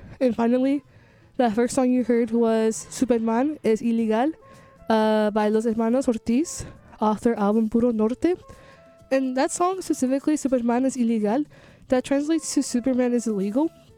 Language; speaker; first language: English; early bilingual, other home language; Spanish